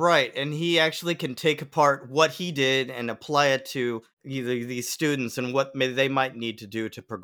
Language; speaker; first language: English; native; English